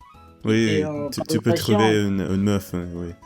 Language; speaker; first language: French; non-native, learner; English